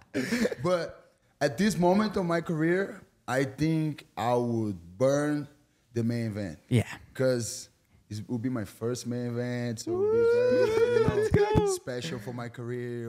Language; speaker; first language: English; non-native, fluent; Portuguese